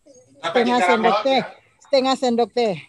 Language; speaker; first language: Indonesian; native; Indonesian